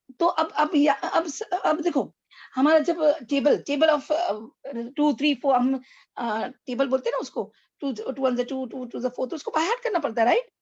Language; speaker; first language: Urdu; native; Urdu